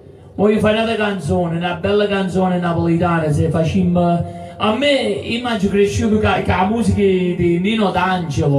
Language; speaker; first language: Italian; early bilingual, heritage; English